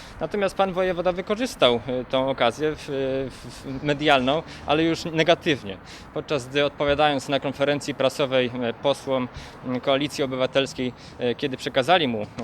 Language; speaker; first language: Polish; native; Polish